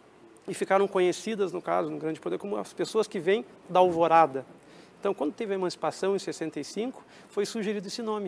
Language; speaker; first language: Portuguese; native; Portuguese